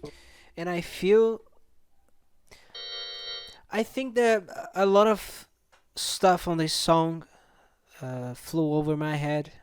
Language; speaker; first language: English; non-native, fluent; Portuguese